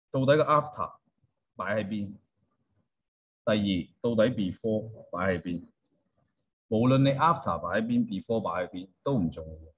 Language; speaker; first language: Chinese; native; Chinese